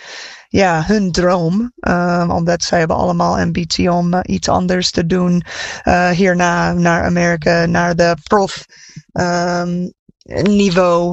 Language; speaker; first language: Dutch; non-native, fluent; English